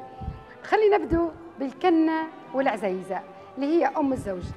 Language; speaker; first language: Arabic; native; Arabic